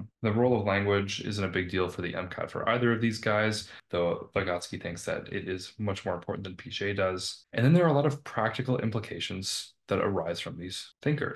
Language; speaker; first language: English; native; English